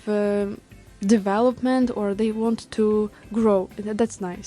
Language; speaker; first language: English; non-native, learner; Ukrainian